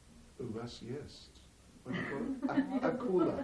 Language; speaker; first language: Russian; non-native, learner; English